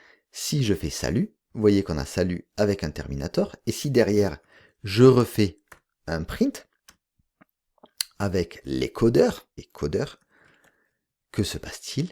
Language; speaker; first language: French; native; French